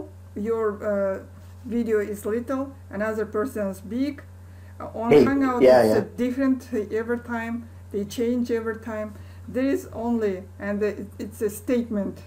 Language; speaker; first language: English; non-native, learner; Kazakh